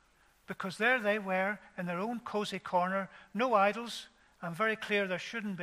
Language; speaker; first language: English; native; English